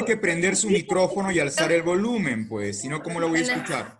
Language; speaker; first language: Spanish; native; Spanish